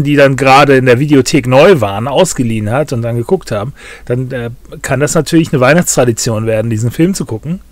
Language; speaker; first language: German; native; German